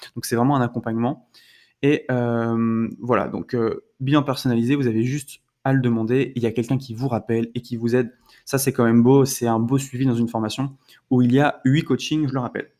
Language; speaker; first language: French; native; French